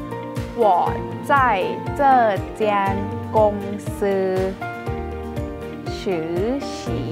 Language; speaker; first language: Chinese; non-native, fluent; Thai